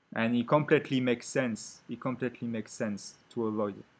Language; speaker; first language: English; non-native, fluent; French